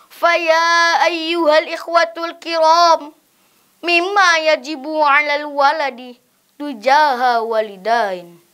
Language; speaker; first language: Arabic; non-native, learner; Indonesian